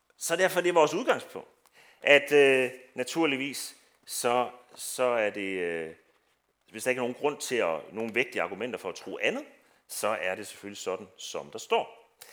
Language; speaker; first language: Danish; native; Danish